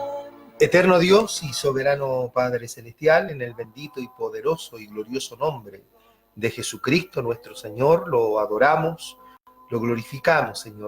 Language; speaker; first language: Spanish; native; Spanish